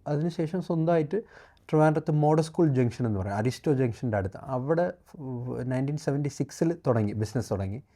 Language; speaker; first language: Malayalam; non-native, local second language; Tamil